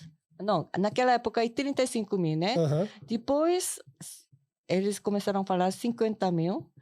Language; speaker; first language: Portuguese; non-native, fluent; Korean